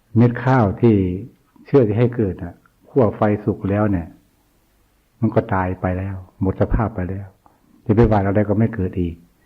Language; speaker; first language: Thai; non-native, local second language; Northeastern Thai